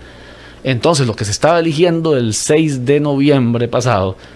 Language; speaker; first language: Spanish; native; Spanish